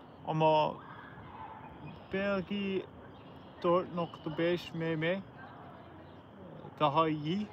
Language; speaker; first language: Turkish; non-native, learner; English